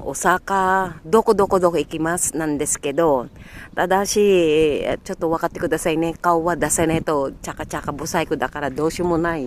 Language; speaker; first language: Japanese; non-native, learner; Filipino